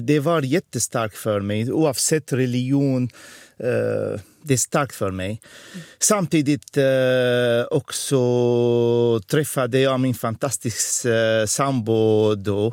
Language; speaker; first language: Swedish; non-native, fluent; Arabic